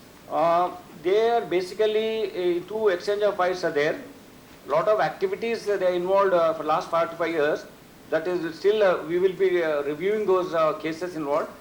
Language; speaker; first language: English; non-native, local second language; Telugu